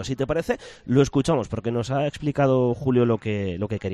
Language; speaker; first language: Spanish; native; Spanish